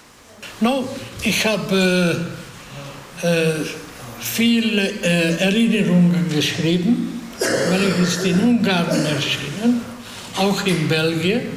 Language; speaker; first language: German; non-native, fluent; Hungarian